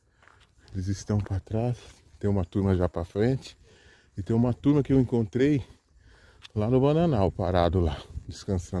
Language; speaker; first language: Portuguese; native; Portuguese